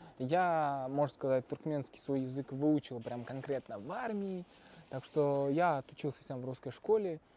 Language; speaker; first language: Russian; native; Russian